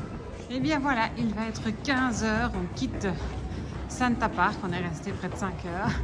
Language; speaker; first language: French; native; French